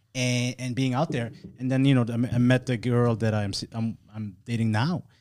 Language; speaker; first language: English; non-native, fluent; German